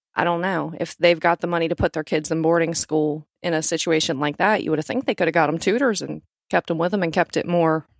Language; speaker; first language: English; native; English